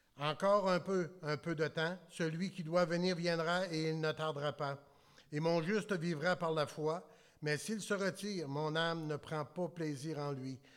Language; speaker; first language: French; native; French